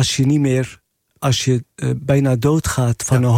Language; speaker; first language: Dutch; non-native, fluent; Arabic